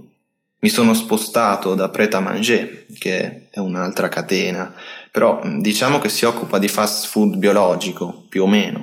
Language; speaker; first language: Italian; native; Italian